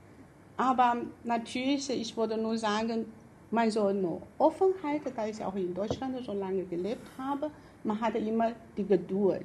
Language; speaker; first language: German; non-native, fluent; Chinese